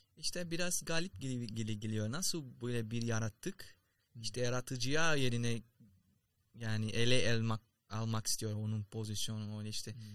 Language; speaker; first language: Turkish; non-native, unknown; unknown